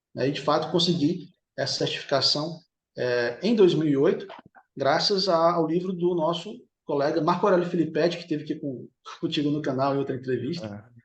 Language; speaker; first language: Portuguese; native; Portuguese